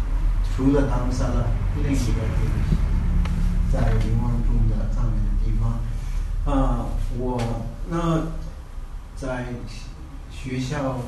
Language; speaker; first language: Chinese; non-native, learner; Tibetan